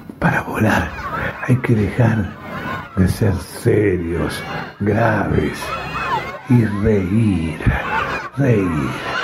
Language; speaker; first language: Spanish; native; Spanish